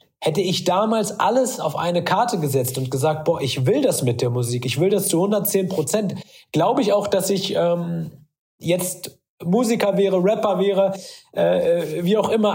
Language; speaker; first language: German; early bilingual, other home language; Arabic